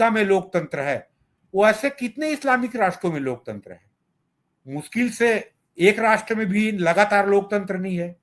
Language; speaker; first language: Hindi; native; Hindi